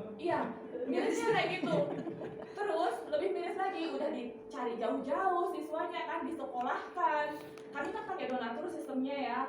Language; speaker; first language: Indonesian; non-native, local second language; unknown